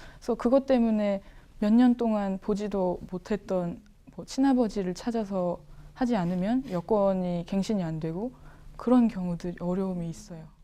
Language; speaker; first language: Korean; native; Korean